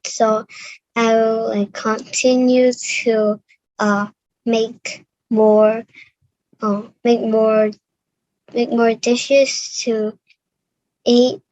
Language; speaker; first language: English; non-native, learner; Cantonese